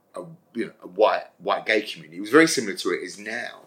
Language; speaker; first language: English; native; English